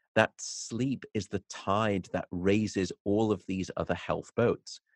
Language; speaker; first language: English; native; English